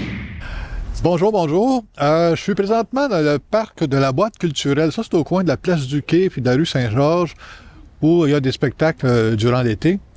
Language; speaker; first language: French; native; French